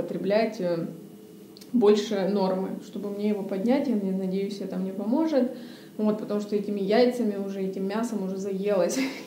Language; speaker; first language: Russian; native; Russian